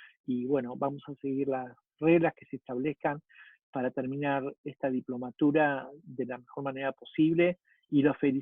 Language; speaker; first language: Spanish; native; Spanish